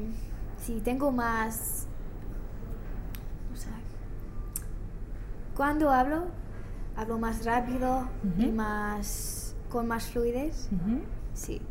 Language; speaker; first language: Spanish; non-native, learner; English